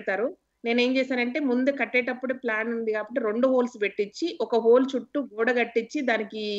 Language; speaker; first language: Telugu; native; Telugu